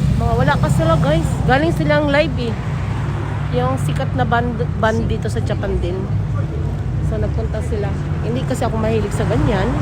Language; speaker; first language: Filipino; native; Filipino